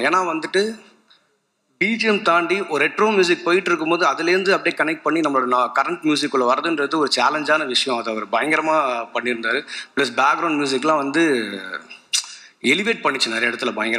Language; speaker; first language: Tamil; native; Tamil